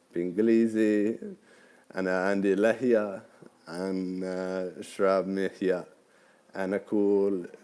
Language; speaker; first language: Arabic; non-native, learner; English